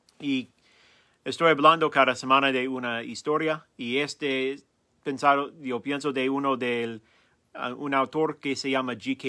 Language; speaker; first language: Spanish; non-native, learner; English